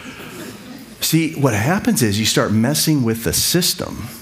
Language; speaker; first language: English; native; English